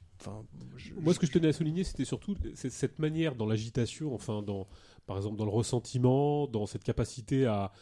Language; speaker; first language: French; native; French